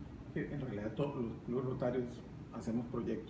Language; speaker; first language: Spanish; native; Spanish